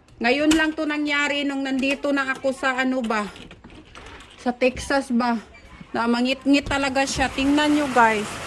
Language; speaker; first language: Filipino; non-native, local second language; Cebuano